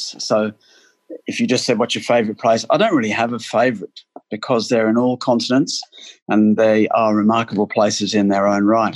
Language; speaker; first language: English; native; English